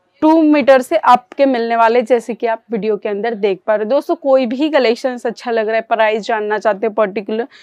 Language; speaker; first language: Hindi; native; Hindi